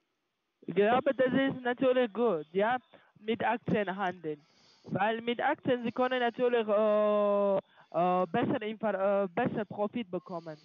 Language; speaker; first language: German; non-native, learner; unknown